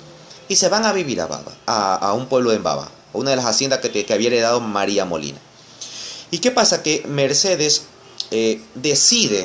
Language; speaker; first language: Spanish; native; Spanish